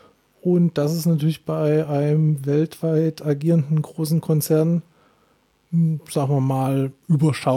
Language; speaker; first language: German; native; German